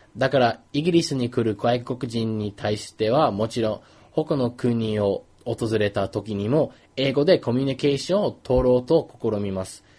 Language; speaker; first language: Japanese; non-native, fluent; English